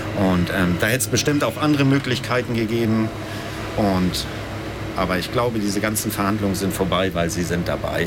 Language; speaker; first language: German; native; German